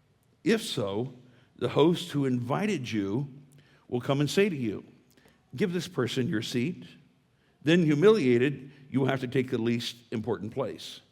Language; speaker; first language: English; native; English